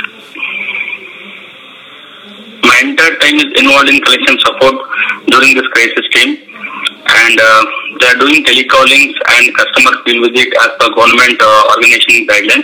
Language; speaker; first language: English; non-native, local second language; Urdu